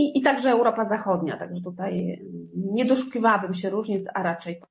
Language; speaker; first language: Polish; native; Polish